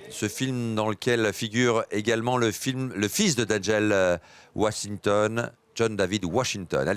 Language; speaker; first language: French; native; French